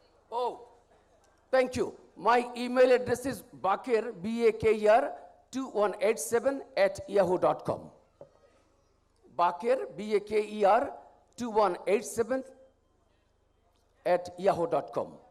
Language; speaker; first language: English; non-native, local second language; Bangla